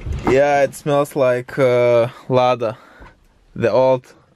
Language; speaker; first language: English; non-native, learner; Lithuanian